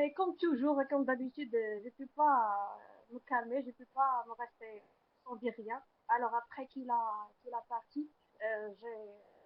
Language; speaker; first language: French; non-native, learner; Arabic